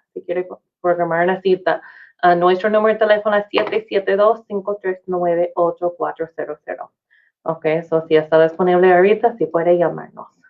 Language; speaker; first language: Spanish; non-native, fluent; English